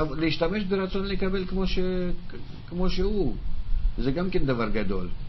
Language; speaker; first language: Hebrew; non-native, fluent; Russian